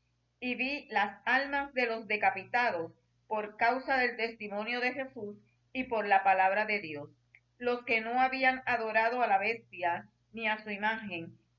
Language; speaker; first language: Spanish; native; Spanish